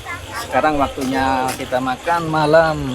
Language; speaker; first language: Indonesian; native; Indonesian